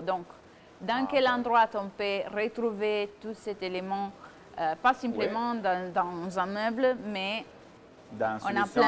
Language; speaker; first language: French; non-native, fluent; Italian